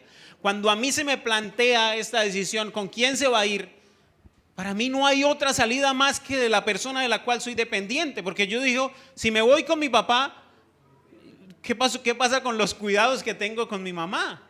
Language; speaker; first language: Spanish; native; Spanish